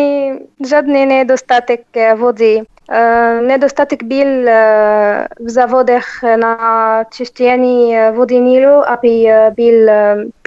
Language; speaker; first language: Czech; non-native, learner; Arabic